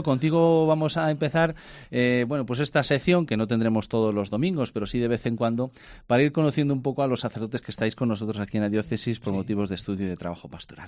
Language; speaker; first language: Spanish; native; Spanish